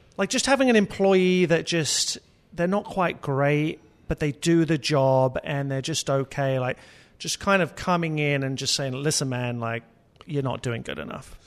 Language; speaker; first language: English; native; English